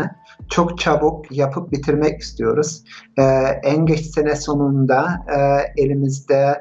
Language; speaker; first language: Turkish; early bilingual, heritage; Turkish